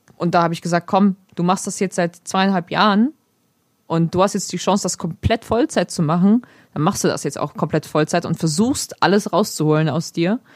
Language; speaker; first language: German; early bilingual, other home language; Polish